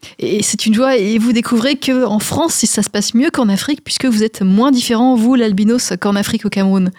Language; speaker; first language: French; native; French